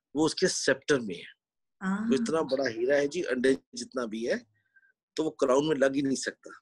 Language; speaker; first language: Urdu; native; Urdu